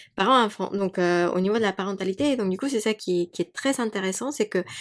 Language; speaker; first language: French; non-native, fluent; Spanish